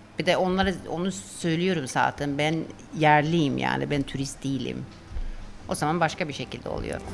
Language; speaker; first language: Turkish; non-native, fluent; Swedish